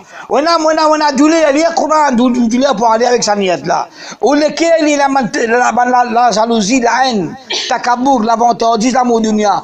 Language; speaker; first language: French; non-native, learner; Morisyen